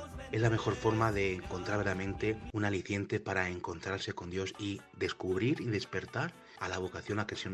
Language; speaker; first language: Spanish; native; Spanish